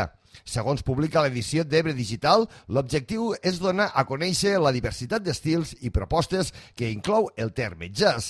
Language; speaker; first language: Catalan; native; Catalan